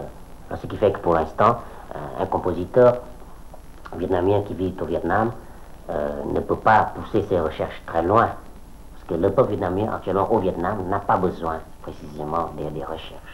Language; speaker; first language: French; non-native, local second language; Vietnamese